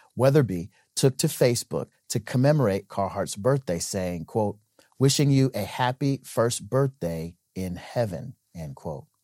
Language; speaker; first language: English; native; English